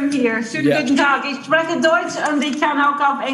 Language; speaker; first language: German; non-native, fluent; English